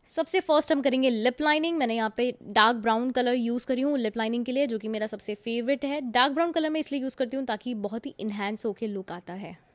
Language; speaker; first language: Hindi; non-native, local second language; Gujarati